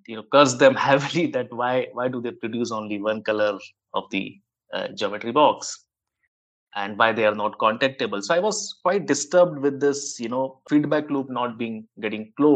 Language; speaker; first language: English; non-native, local second language; Hindi